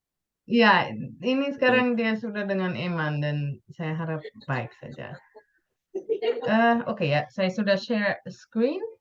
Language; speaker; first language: Indonesian; non-native, fluent; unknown